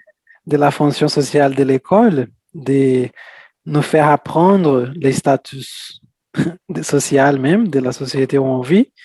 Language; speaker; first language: French; non-native, fluent; Portuguese